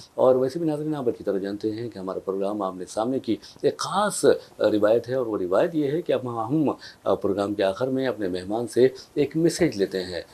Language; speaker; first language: Urdu; native; Urdu